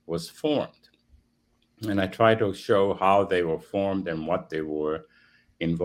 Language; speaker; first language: English; non-native, fluent; Romanian